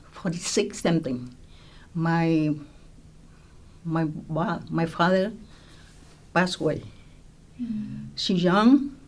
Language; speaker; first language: English; non-native, local second language; Vietnamese